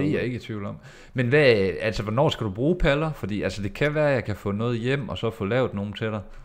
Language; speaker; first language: Danish; native; Danish